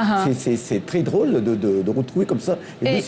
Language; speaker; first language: French; non-native, local second language; Tamil